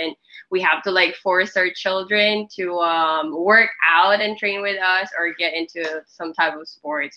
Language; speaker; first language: English; non-native, local second language; Filipino